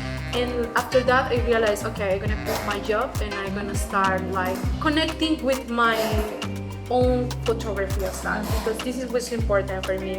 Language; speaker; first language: English; non-native, fluent; Spanish